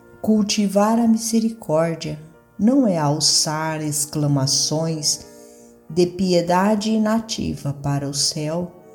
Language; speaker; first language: Portuguese; native; Portuguese